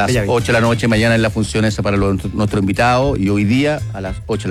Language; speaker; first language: Spanish; native; Spanish